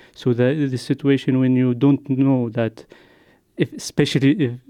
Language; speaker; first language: English; non-native, learner; Arabic